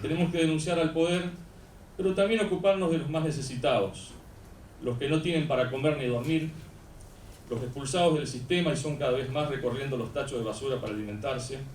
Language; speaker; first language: Spanish; native; Spanish